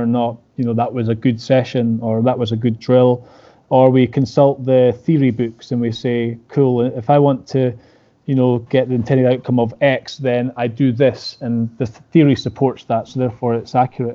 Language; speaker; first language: English; native; English